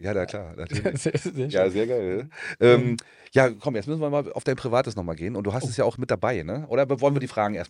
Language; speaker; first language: German; native; German